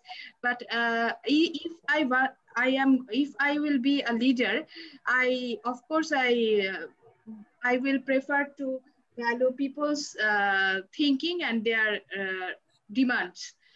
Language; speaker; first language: English; non-native, learner; Bangla